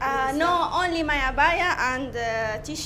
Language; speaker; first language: English; non-native, learner; Arabic